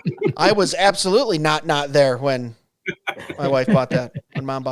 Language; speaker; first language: English; native; English